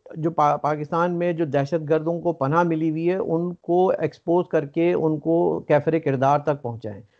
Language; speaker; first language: Urdu; native; Urdu